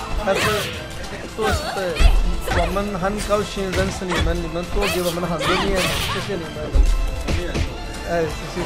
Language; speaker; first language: Chinese; non-native, learner; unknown